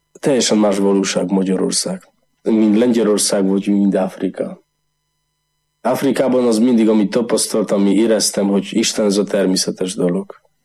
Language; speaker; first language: Hungarian; non-native, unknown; Polish